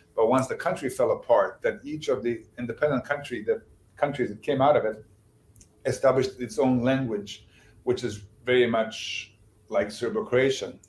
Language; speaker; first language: English; non-native, fluent; Bosnian